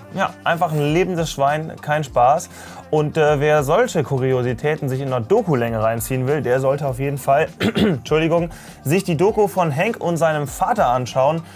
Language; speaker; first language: German; native; German